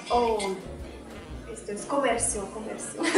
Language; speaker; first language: Spanish; non-native, fluent; Russian